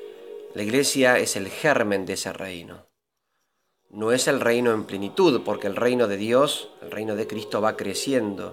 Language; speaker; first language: Spanish; native; Spanish